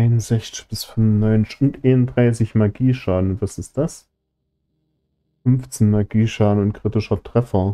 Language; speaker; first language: German; native; German